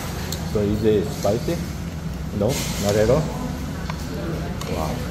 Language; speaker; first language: English; non-native, learner; Korean